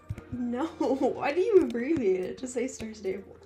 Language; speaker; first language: English; native; English